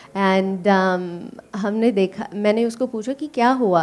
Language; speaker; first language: Hindi; non-native, learner; English